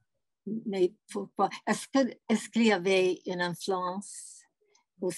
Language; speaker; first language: French; non-native, fluent; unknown